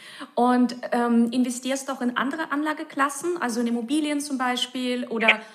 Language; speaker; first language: German; native; German